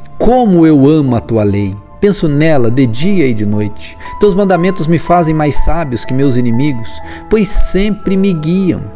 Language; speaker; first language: Portuguese; native; Portuguese